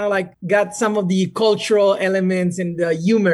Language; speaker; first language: English; non-native, fluent; Italian